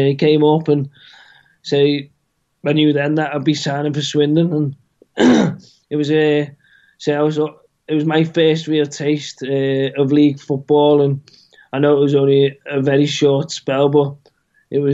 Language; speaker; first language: English; native; English